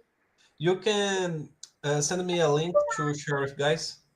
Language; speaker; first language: English; non-native, learner; Portuguese